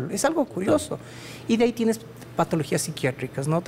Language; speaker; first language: Spanish; native; Spanish